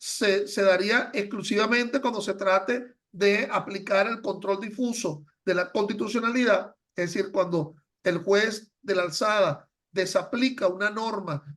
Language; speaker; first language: Spanish; native; Spanish